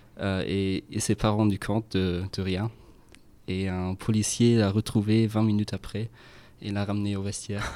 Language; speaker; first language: French; non-native, fluent; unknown